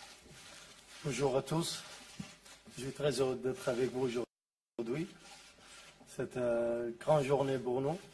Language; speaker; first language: French; non-native, learner; Arabic